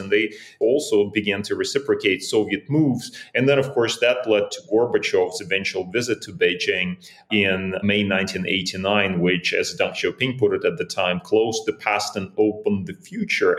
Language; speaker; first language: English; non-native, fluent; Russian